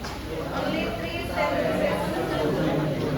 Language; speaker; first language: English; non-native, fluent; Indonesian